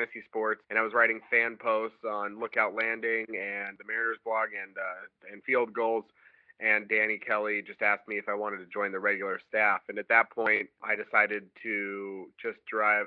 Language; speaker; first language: English; native; English